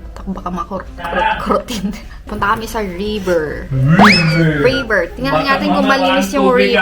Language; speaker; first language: Filipino; native; Filipino